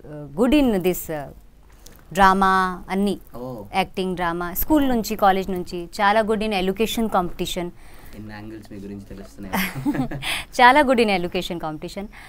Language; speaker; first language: Telugu; non-native, local second language; Hindi